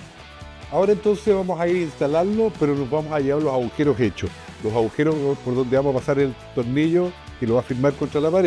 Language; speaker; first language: Spanish; native; Spanish